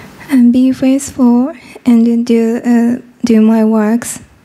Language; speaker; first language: English; non-native, learner; Japanese